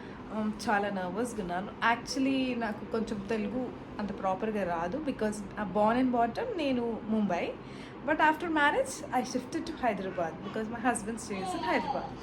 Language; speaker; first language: Telugu; early bilingual, heritage; Telugu